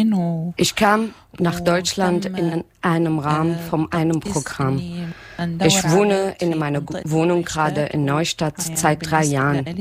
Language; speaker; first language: German; non-native, learner; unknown